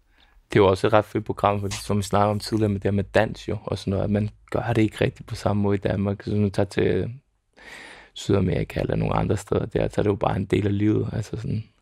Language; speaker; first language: Danish; early bilingual, other home language; Serbian